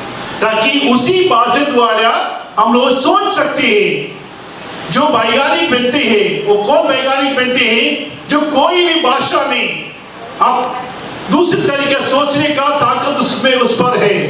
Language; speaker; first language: Hindi; non-native, local second language; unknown